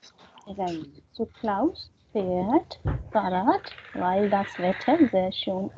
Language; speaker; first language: German; non-native, fluent; Hindi